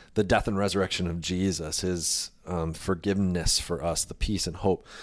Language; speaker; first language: English; native; English